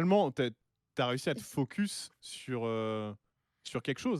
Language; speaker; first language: French; native; French